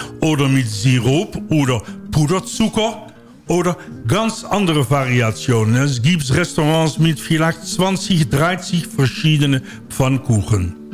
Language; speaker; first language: German; non-native, learner; Dutch